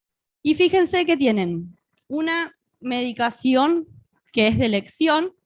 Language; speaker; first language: Spanish; native; Spanish